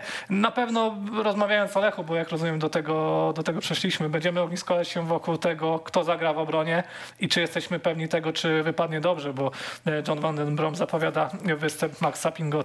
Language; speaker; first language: Polish; native; Polish